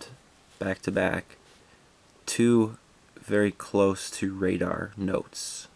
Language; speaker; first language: English; native; English